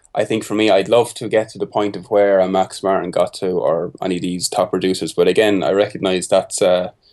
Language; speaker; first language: English; native; English